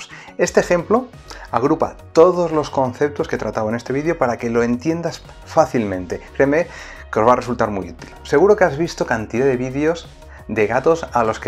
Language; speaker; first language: Spanish; native; Spanish